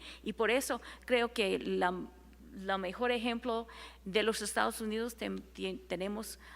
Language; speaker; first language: Spanish; non-native, fluent; English